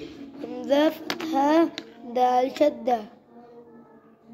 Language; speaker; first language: Arabic; non-native, learner; Urdu